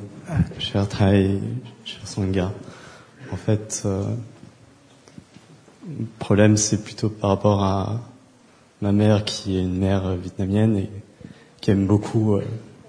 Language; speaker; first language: French; early bilingual, other home language; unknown